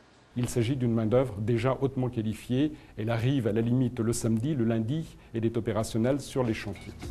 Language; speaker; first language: French; native; French